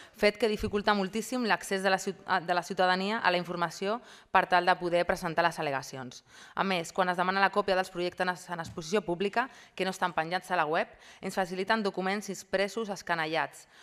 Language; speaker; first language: Catalan; non-native, local second language; Spanish